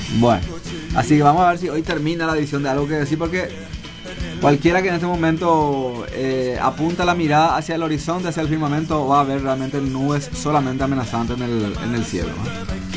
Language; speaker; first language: Spanish; non-native, local second language; Guarani